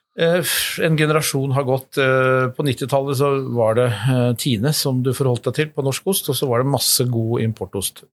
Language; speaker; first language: Norwegian; native; Norwegian